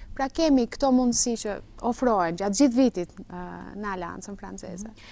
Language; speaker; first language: Albanian; native; Albanian